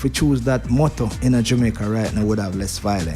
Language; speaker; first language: English; native; English